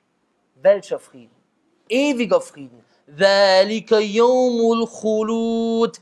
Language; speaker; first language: German; native; German